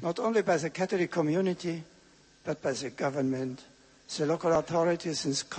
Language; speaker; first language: English; non-native, fluent; German